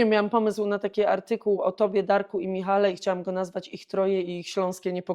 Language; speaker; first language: Polish; native; Polish